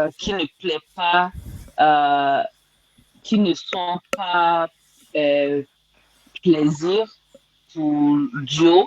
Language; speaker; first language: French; non-native, learner; English